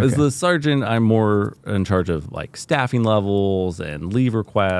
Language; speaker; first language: English; native; English